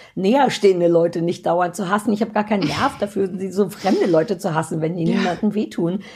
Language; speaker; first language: German; native; German